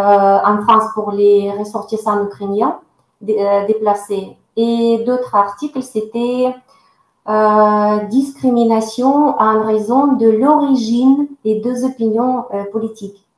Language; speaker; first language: French; non-native, fluent; Russian